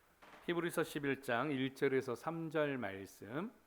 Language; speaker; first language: Korean; native; Korean